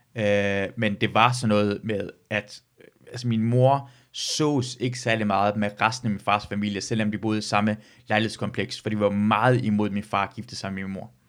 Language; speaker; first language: Danish; early bilingual, other home language; Persian